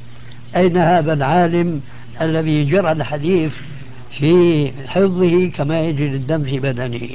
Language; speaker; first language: Arabic; native; Arabic